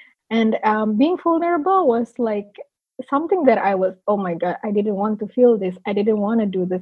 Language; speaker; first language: English; non-native, fluent; Indonesian